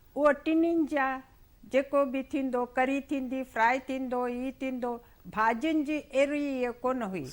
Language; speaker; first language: Sindhi; non-native, local second language; Konkani